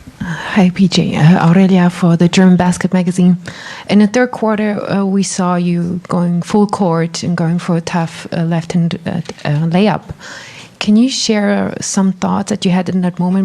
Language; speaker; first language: English; non-native, fluent; German